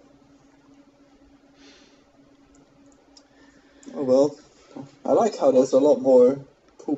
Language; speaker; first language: English; non-native, fluent; German